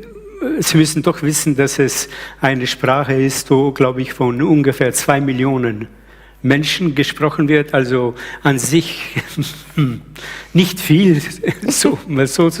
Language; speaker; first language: German; early bilingual, other home language; Slovenian